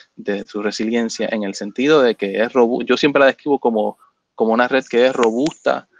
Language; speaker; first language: Spanish; native; Spanish